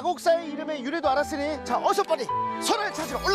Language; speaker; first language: Korean; native; Korean